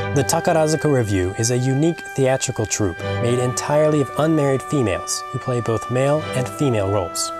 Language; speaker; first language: English; native; English